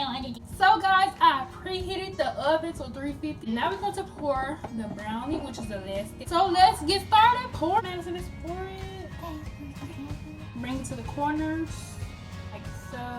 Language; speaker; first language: English; native; English